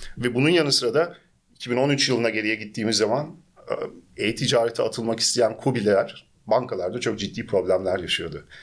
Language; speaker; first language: Turkish; early bilingual, heritage; Turkish